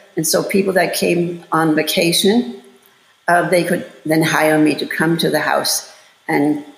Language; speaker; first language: English; non-native, fluent; German